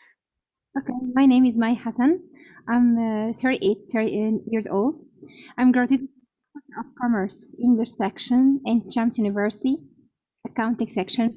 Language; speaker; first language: English; non-native, learner; Arabic